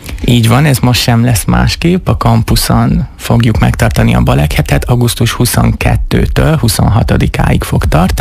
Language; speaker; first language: Hungarian; native; Hungarian